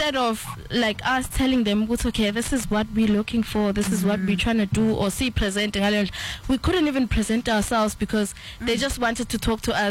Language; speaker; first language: English; non-native, local second language; Zulu